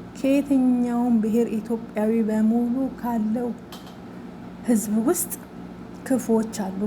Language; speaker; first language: Amharic; non-native, local second language; Oromo